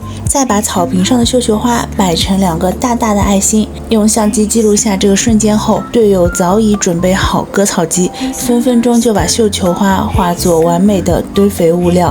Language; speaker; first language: Chinese; native; Chinese